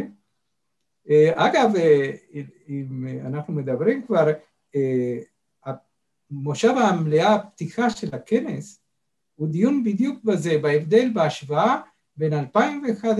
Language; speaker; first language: Hebrew; non-native, fluent; Spanish